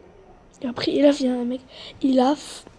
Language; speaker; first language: French; non-native, local second language; Arabic